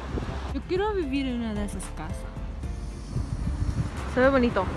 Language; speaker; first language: Spanish; early bilingual, heritage; Spanish